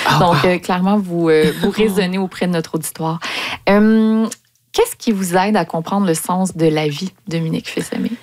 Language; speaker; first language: French; native; French